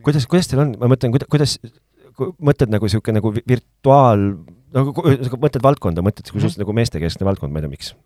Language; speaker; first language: Estonian; native; Estonian